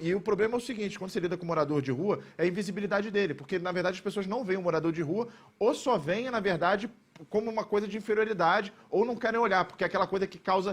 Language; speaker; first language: Portuguese; native; Portuguese